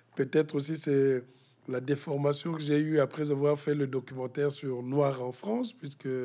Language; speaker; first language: French; non-native, local second language; Kituba (Democratic Republic of Congo)